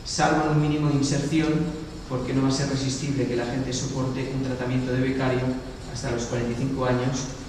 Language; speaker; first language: Spanish; non-native, local second language; Catalan